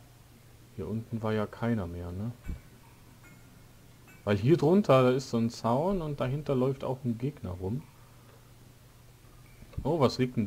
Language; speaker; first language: German; native; German